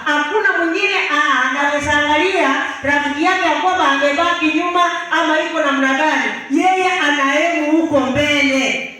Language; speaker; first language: Swahili; non-native, local second language; Gusii